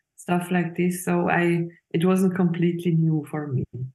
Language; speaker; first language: English; non-native, fluent; Swiss German